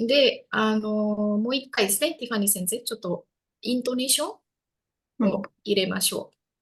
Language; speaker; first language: Japanese; non-native, fluent; Indonesian